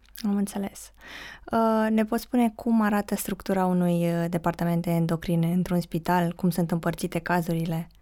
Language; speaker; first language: Romanian; native; Romanian